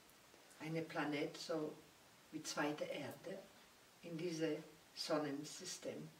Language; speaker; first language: German; non-native, learner; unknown